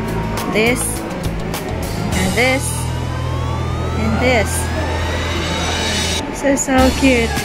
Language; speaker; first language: English; non-native, learner; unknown